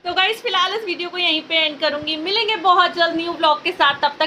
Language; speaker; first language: Hindi; native; Hindi